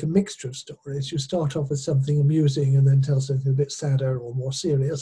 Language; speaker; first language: English; native; English